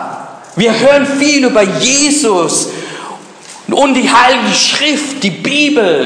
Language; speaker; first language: German; early bilingual, other home language; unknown